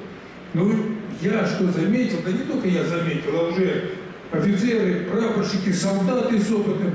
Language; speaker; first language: Russian; native; Russian